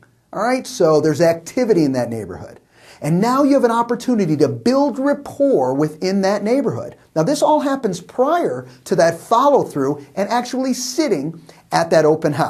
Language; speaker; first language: English; native; English